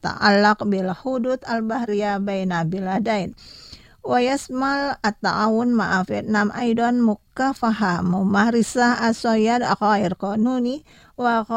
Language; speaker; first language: Arabic; non-native, fluent; Indonesian